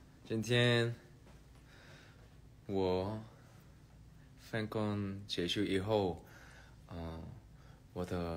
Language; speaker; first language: Chinese; non-native, learner; Korean